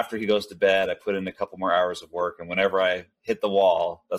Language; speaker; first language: English; early bilingual, other home language; Spanish